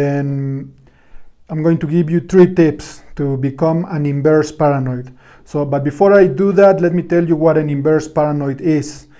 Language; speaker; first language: English; non-native, fluent; Spanish